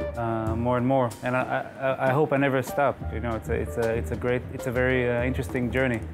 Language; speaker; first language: English; non-native, fluent; Hebrew